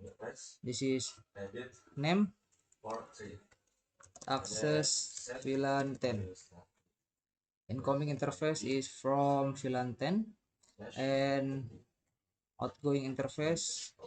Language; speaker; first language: English; non-native, learner; Indonesian